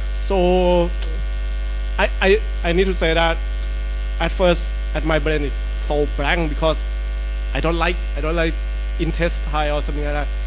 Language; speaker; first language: English; non-native, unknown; Thai